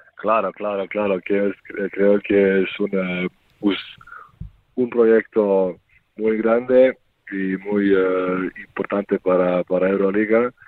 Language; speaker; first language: Spanish; non-native, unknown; Serbian